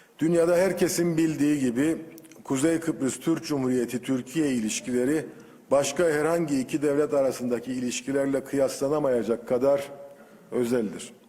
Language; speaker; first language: Turkish; native; Turkish